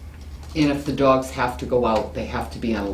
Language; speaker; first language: English; native; English